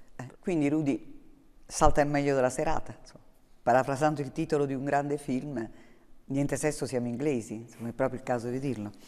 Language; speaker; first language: Italian; native; Italian